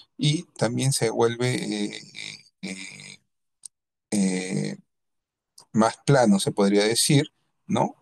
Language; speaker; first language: Spanish; native; Spanish